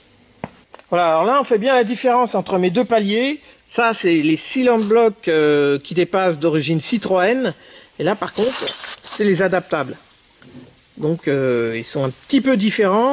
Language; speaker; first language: French; native; French